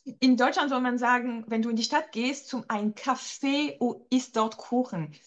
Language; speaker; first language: German; non-native, fluent; French